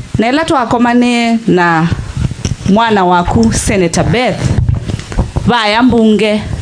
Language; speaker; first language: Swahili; non-native, local second language; Kamba